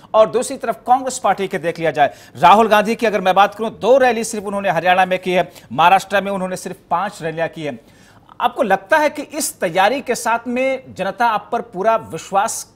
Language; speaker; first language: Hindi; native; Hindi